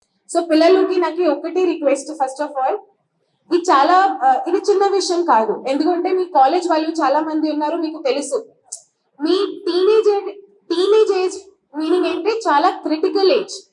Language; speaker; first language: Telugu; non-native, fluent; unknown